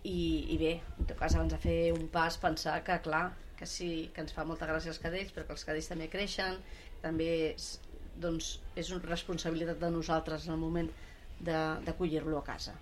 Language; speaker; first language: Catalan; native; Catalan